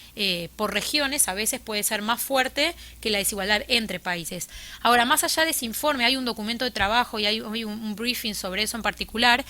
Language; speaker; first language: Spanish; native; Spanish